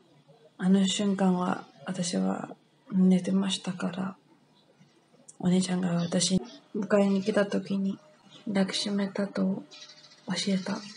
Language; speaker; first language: Japanese; non-native, learner; English